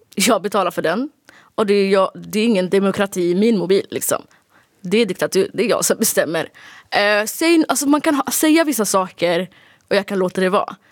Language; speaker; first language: Swedish; early bilingual, other home language; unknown